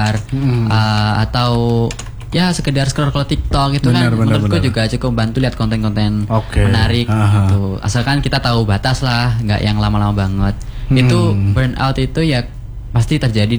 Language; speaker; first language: Indonesian; non-native, local second language; Javanese